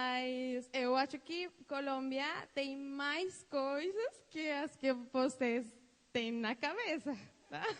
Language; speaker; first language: Portuguese; non-native, fluent; Spanish